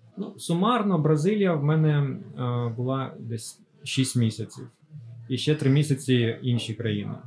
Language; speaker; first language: Ukrainian; native; Ukrainian